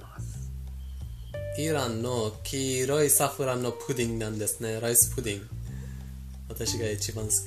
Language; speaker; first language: Japanese; non-native, fluent; Persian